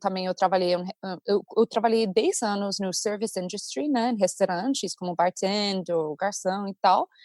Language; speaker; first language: Portuguese; non-native, fluent; English